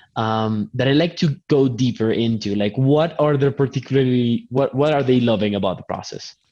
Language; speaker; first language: English; non-native, fluent; Spanish